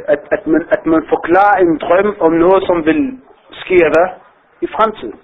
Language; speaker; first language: Danish; non-native, fluent; Arabic